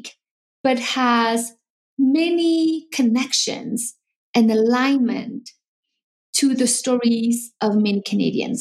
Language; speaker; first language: English; non-native, fluent; French